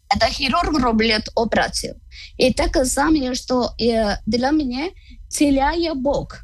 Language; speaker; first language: Ukrainian; non-native, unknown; Malayalam